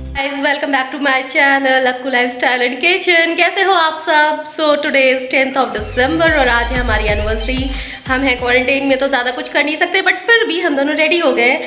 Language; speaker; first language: Hindi; native; Hindi